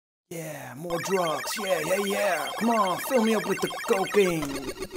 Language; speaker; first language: English; non-native, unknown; Dutch